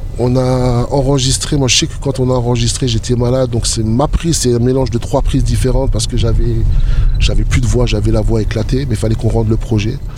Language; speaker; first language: French; native; French